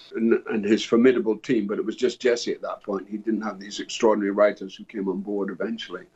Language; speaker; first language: English; native; English